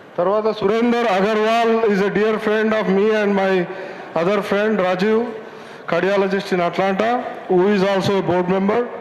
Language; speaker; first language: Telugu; native; Telugu